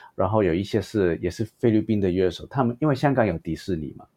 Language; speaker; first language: Chinese; non-native, local second language; Cantonese